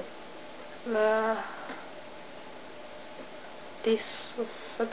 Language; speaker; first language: French; non-native, learner; English